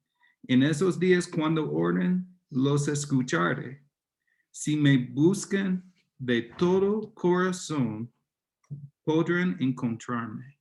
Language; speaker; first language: Spanish; non-native, fluent; English